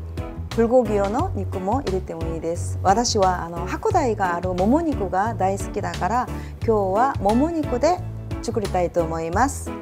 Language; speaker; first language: Japanese; non-native, fluent; Korean